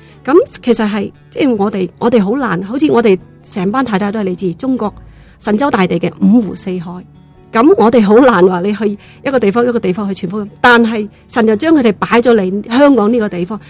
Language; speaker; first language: Cantonese; non-native, fluent; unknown